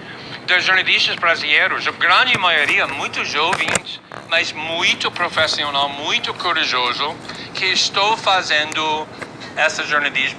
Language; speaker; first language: Portuguese; non-native, fluent; English